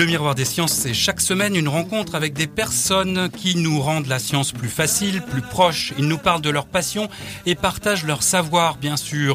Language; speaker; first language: French; native; French